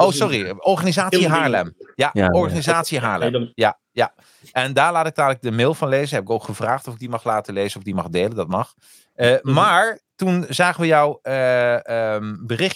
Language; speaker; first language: Dutch; native; Dutch